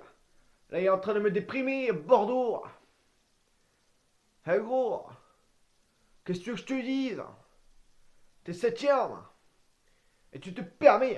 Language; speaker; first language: French; native; French